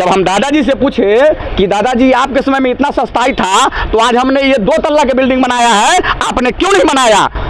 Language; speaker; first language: Hindi; native; Hindi